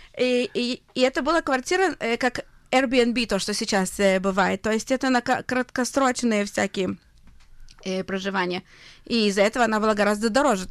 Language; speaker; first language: Russian; early bilingual, heritage; Hebrew